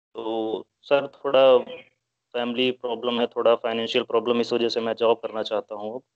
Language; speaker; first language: Hindi; native; Hindi